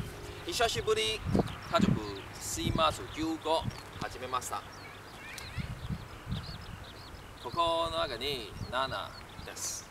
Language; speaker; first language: Japanese; non-native, learner; Chinese